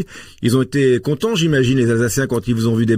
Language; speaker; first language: French; native; French